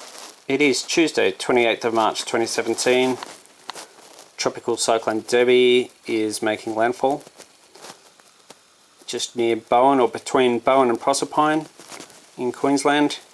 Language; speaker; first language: English; native; English